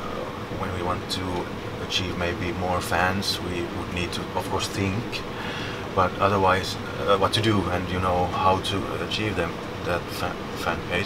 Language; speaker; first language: English; non-native, fluent; Finnish